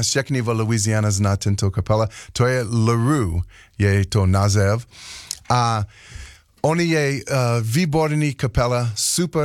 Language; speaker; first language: Czech; non-native, learner; English